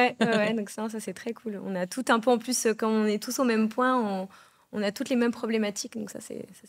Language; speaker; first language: French; native; French